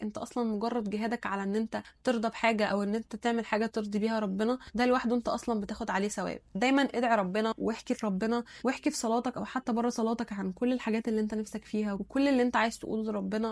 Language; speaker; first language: Arabic; native; Arabic